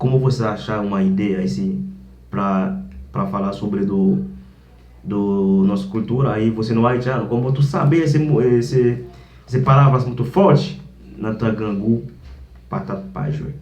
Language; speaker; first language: Portuguese; non-native, learner; Haitian Creole